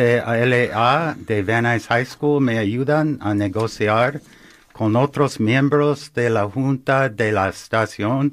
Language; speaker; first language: Spanish; non-native, learner; English